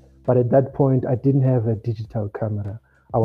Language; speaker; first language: English; non-native, local second language; Xhosa